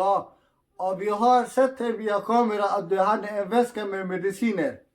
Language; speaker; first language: Swedish; early bilingual, other home language; Somali